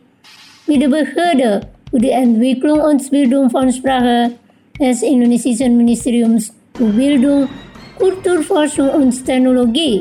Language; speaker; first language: German; non-native, fluent; Indonesian